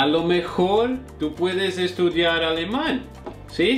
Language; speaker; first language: Spanish; non-native, learner; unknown